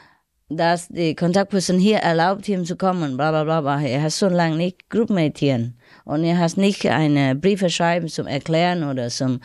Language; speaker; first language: German; non-native, learner; Vietnamese